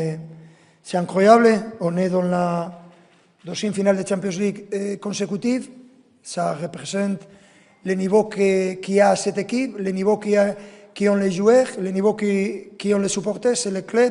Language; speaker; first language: French; non-native, fluent; Spanish